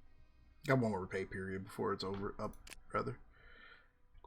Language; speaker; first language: English; native; English